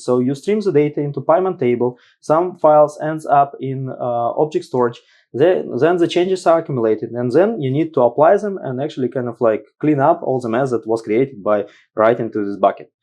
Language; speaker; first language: English; non-native, fluent; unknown